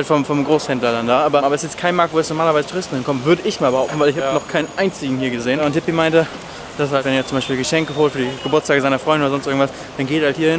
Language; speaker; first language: German; native; German